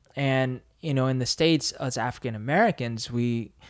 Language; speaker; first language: English; native; English